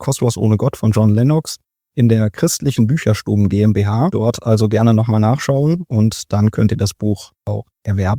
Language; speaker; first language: German; native; German